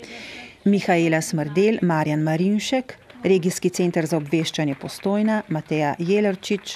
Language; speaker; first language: Slovenian; native; Slovenian